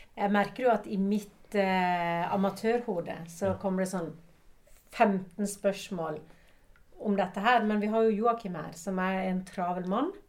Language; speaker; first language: Norwegian; native; Norwegian